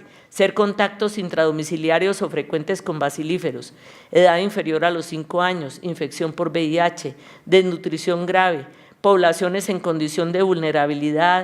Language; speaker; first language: Spanish; native; Spanish